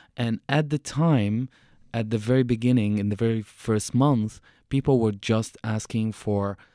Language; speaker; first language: English; non-native, fluent; Arabic